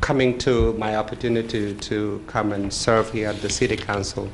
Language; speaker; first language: English; non-native, fluent; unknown